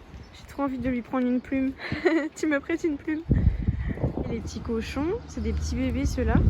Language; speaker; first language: French; native; French